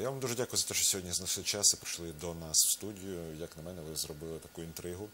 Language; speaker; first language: Ukrainian; native; Ukrainian